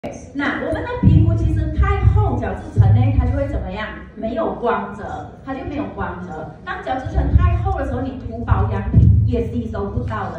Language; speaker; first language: Chinese; native; Chinese